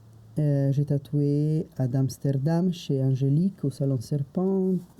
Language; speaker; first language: French; non-native, fluent; Italian